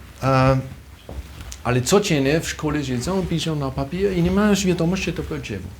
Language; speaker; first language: Polish; non-native, fluent; German